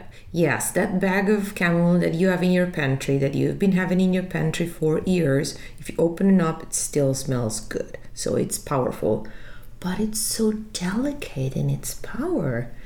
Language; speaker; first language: English; non-native, fluent; Italian